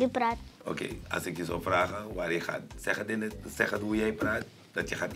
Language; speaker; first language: Dutch; native; Dutch